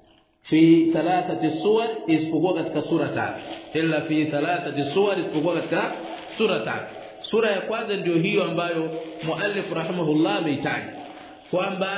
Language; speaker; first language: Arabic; non-native, fluent; Swahili